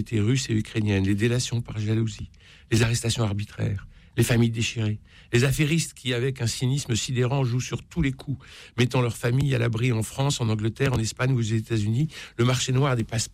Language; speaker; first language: French; native; French